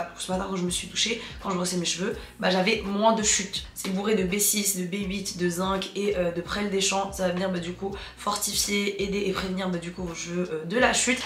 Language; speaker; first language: French; non-native, local second language; Arabic